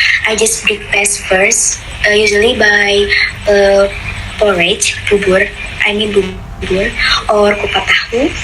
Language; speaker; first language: English; non-native, fluent; Indonesian